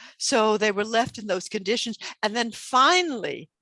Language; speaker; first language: English; native; English